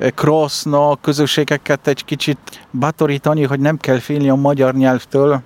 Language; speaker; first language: Hungarian; non-native, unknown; Polish